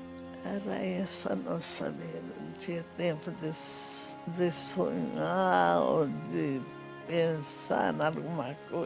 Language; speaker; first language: Portuguese; non-native, fluent; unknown